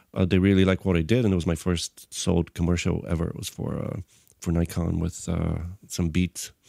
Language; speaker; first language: English; non-native, fluent; Bulgarian